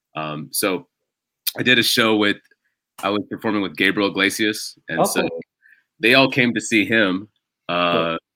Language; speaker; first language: English; native; English